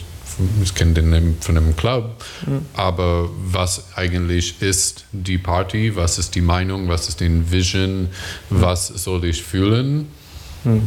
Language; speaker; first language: German; non-native, learner; English